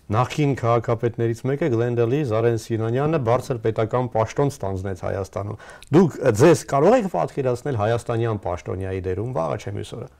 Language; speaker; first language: Armenian; native; Armenian